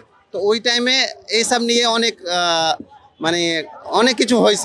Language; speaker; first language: Bangla; non-native, fluent; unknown